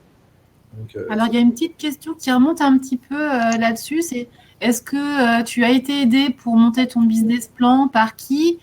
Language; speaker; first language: French; native; French